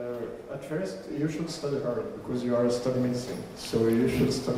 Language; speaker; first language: English; non-native, learner; Arabic